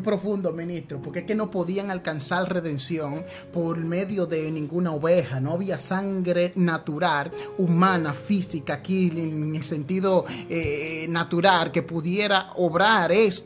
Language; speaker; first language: Spanish; native; Spanish